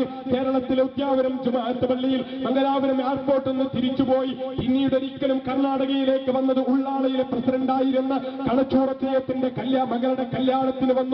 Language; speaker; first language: Malayalam; native; Malayalam